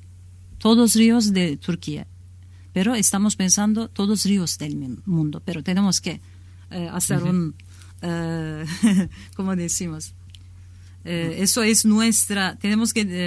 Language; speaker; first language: Spanish; non-native, learner; Kurdish